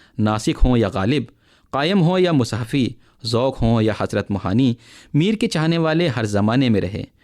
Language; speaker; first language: Urdu; native; Urdu